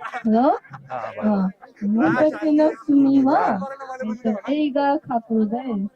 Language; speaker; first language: Japanese; non-native, learner; Nepali